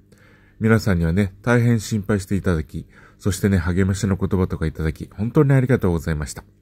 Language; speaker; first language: Japanese; native; Japanese